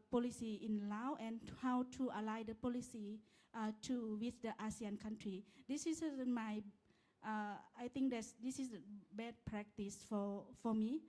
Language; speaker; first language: English; non-native, learner; Lao